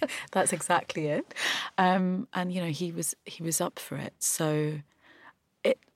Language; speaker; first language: English; native; English